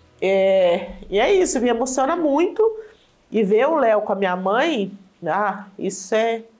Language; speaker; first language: Portuguese; native; Portuguese